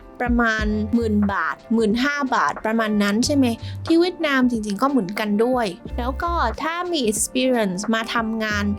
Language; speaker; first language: Thai; non-native, fluent; Vietnamese